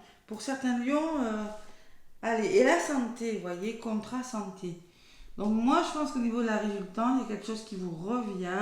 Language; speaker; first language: French; native; French